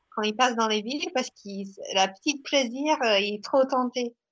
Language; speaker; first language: French; non-native, fluent; English